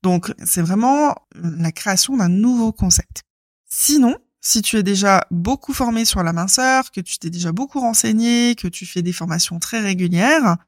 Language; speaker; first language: French; native; French